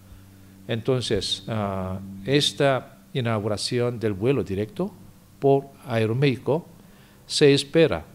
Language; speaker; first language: Spanish; non-native, fluent; Korean